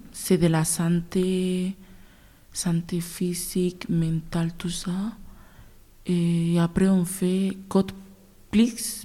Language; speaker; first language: French; non-native, learner; Spanish